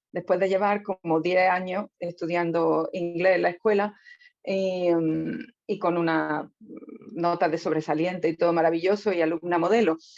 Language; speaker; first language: Spanish; native; Spanish